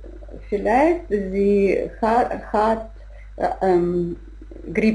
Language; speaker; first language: German; non-native, learner; Russian